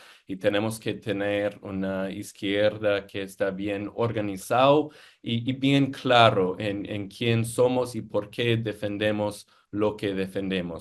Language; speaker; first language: Spanish; non-native, fluent; English